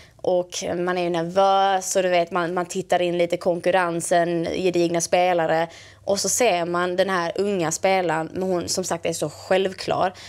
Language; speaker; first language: Swedish; native; Swedish